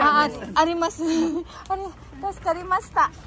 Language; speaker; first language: Japanese; non-native, learner; Filipino